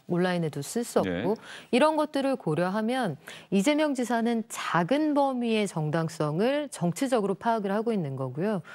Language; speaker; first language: Korean; native; Korean